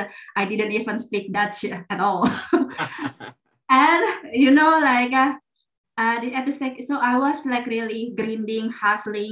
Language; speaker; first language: English; non-native, fluent; Indonesian